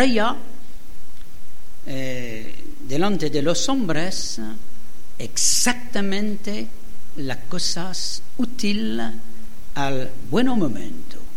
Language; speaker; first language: Spanish; non-native, learner; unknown